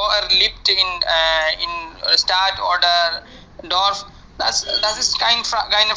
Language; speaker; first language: German; non-native, learner; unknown